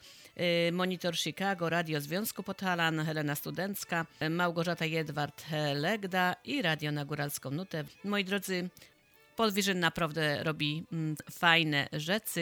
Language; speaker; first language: Polish; native; Polish